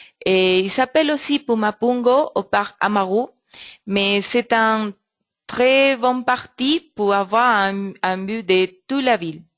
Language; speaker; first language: French; non-native, learner; Spanish